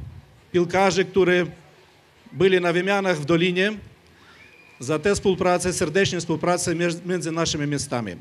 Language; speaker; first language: Polish; non-native, learner; Ukrainian